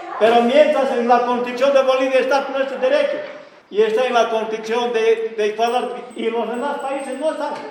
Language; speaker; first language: Spanish; non-native, local second language; Quechua